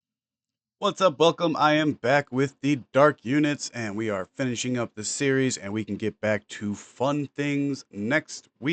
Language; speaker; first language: English; native; English